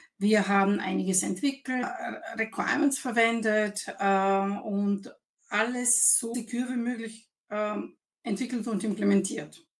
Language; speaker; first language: German; non-native, fluent; Bulgarian